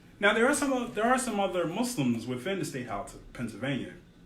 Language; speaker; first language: English; native; English